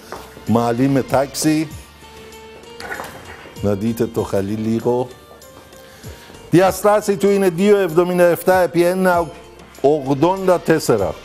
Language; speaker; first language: Greek; non-native, fluent; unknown